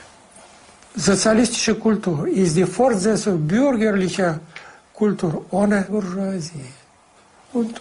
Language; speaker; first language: German; non-native, fluent; Russian